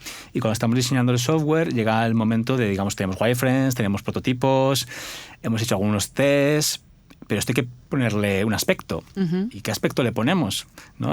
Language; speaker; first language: Spanish; native; Spanish